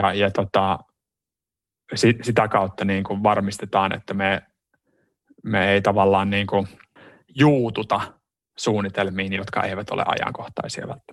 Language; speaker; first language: Finnish; native; Finnish